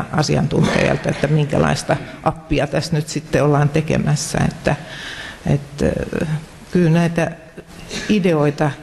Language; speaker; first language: Finnish; native; Finnish